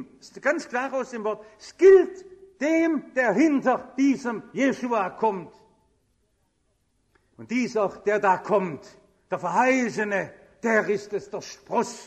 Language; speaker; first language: German; native; German